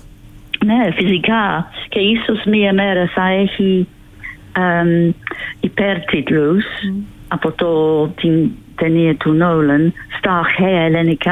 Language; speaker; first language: Greek; non-native, fluent; English